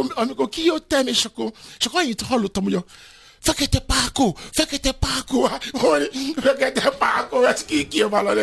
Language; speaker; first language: Hungarian; non-native, fluent; Yoruba